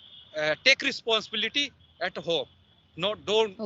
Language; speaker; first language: English; non-native, learner; Hindi